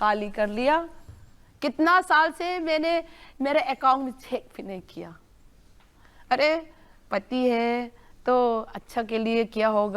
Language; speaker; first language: Hindi; non-native, local second language; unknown